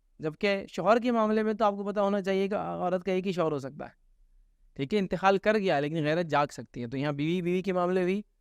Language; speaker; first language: Urdu; native; Urdu